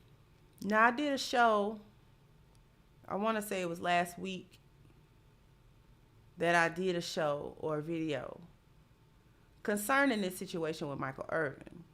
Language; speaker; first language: English; native; English